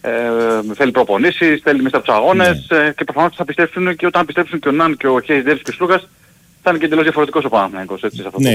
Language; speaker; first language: Greek; native; Greek